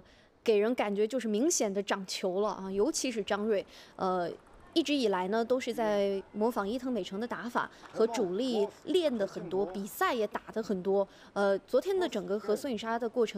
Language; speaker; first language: Chinese; native; Chinese